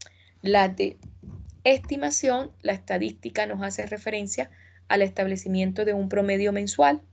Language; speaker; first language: Spanish; native; Spanish